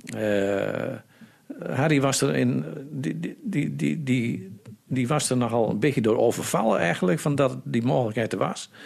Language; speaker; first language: Dutch; native; Dutch